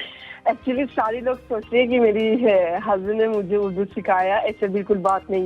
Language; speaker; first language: Hindi; non-native, fluent; Turkish